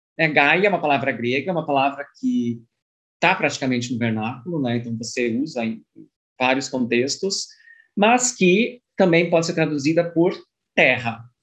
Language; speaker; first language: Portuguese; early bilingual, other home language; German